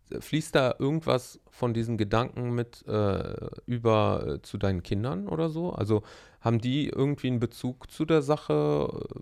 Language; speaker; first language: German; native; German